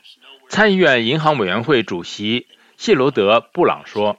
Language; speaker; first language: Chinese; native; Chinese